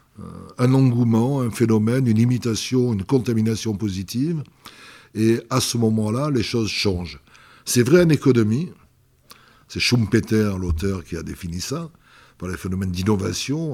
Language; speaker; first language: French; native; French